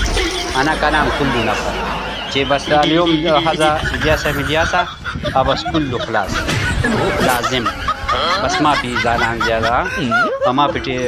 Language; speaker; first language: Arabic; non-native, learner; Pashto